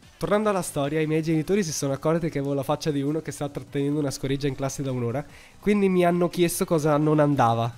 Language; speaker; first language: Italian; early bilingual, heritage; Italian